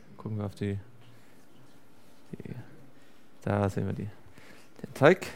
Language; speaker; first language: German; native; German